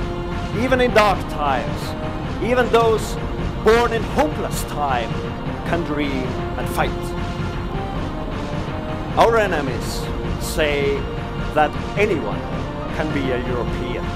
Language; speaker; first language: English; non-native, fluent; Estonian